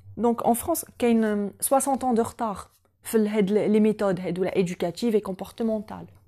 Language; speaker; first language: French; non-native, local second language; Arabic